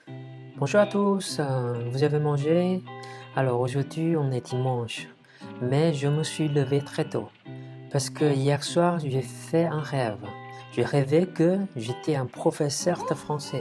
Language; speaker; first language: French; non-native, fluent; Chinese